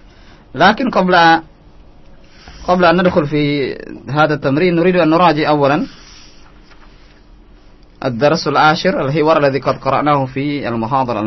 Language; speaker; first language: Arabic; non-native, fluent; Indonesian